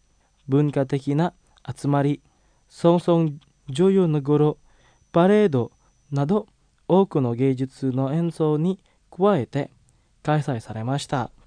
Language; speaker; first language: Japanese; non-native, fluent; Indonesian